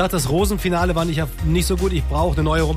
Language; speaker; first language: German; native; German